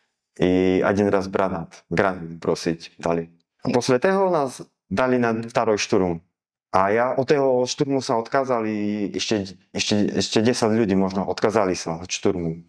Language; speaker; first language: Russian; non-native, learner; Slovak